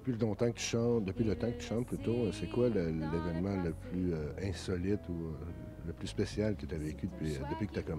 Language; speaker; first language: French; native; French